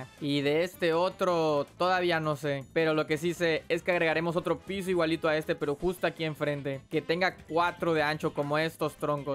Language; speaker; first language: Spanish; native; Spanish